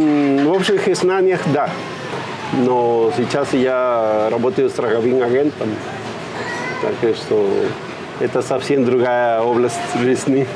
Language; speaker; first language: Russian; non-native, fluent; Spanish